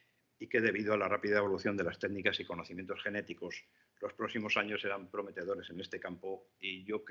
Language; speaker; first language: Spanish; native; Spanish